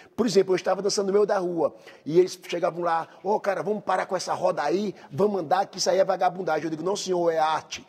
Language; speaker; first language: Portuguese; native; Portuguese